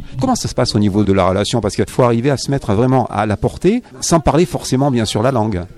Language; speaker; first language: French; native; French